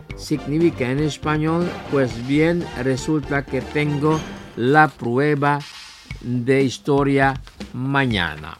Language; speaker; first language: Spanish; non-native, fluent; Indonesian